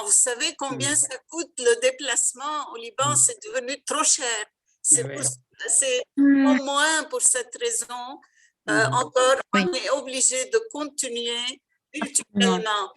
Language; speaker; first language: French; non-native, local second language; Arabic